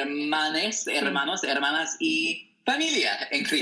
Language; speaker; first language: Spanish; non-native, learner; English